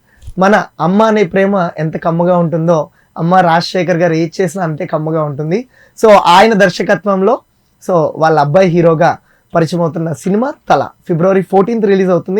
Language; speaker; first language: Telugu; native; Telugu